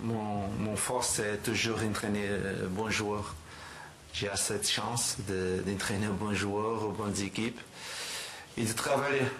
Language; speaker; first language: French; non-native, learner; Portuguese